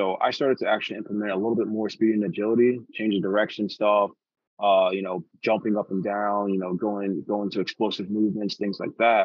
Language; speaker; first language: English; native; English